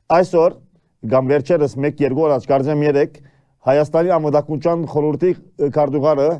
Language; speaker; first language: Armenian; early bilingual, heritage; Armenian